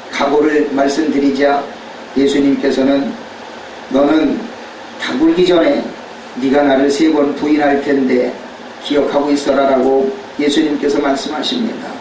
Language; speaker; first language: Korean; native; Korean